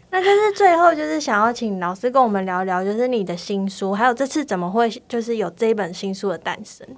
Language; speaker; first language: Chinese; native; Chinese